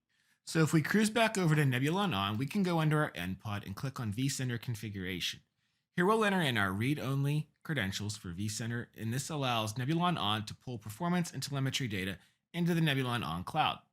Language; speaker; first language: English; native; English